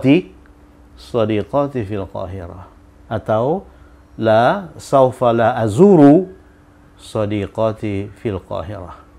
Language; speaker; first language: Arabic; non-native, fluent; Indonesian